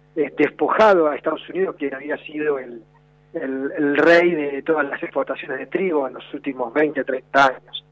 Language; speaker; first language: Spanish; native; Spanish